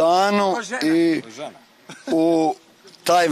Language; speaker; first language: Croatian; non-native, learner; Portuguese